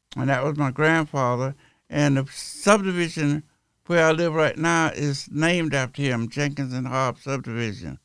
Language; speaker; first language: English; native; English